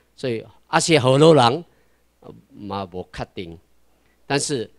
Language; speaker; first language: Chinese; non-native, local second language; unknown